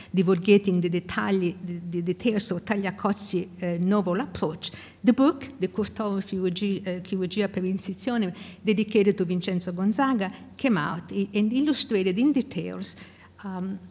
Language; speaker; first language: English; non-native, fluent; Italian